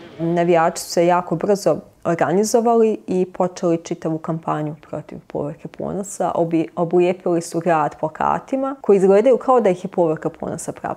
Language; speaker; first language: Bosnian; native; Bosnian